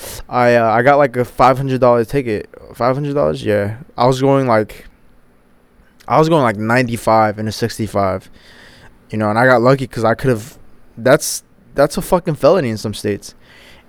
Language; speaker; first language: English; native; English